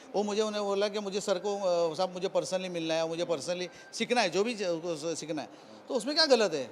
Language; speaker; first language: Hindi; non-native, local second language; Marathi